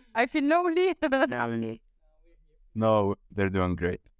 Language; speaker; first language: English; non-native, fluent; Arabic